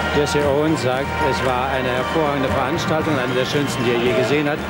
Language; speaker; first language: German; native; German